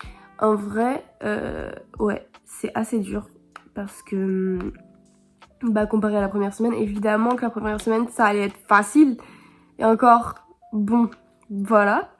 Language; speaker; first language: French; native; French